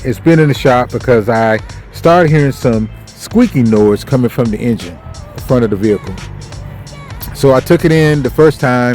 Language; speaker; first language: English; native; English